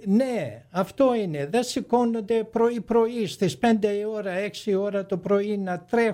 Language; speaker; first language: Greek; early bilingual, other home language; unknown